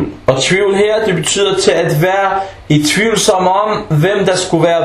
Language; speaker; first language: Danish; non-native, local second language; Arabic